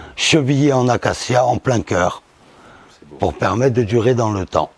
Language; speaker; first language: French; native; French